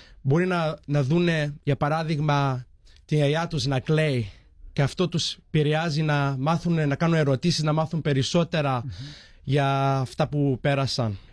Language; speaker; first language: Greek; early bilingual, heritage; Greek